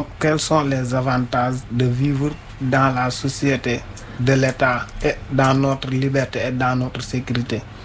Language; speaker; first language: French; non-native, local second language; Wolof